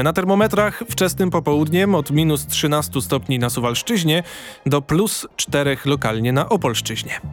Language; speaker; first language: Polish; native; Polish